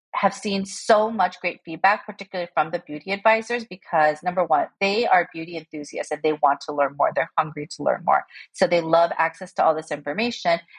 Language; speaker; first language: English; early bilingual, other home language; Korean